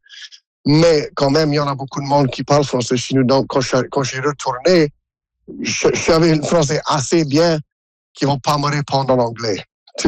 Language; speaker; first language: French; non-native, local second language; English